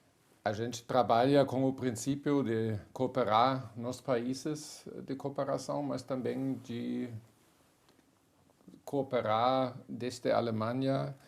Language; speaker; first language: Portuguese; non-native, fluent; German